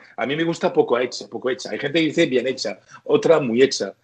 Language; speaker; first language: Spanish; non-native, fluent; French